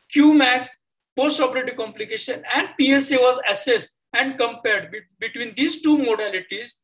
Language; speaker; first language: English; non-native, local second language; Marathi